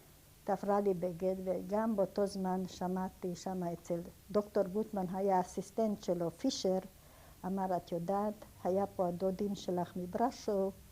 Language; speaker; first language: Hebrew; non-native, fluent; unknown